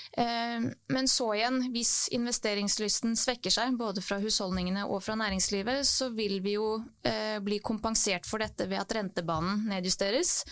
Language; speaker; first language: Norwegian; early bilingual, other home language; Bosnian